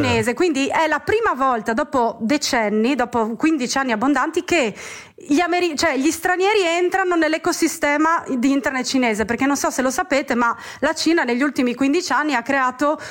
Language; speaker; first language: Italian; native; Italian